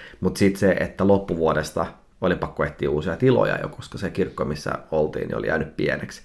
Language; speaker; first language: Finnish; early bilingual, heritage; Finnish